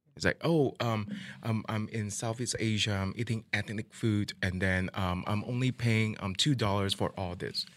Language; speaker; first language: English; non-native, local second language; Min Nan Chinese